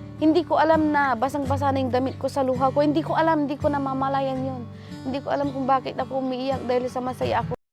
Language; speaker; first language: Filipino; non-native, local second language; Pangasinan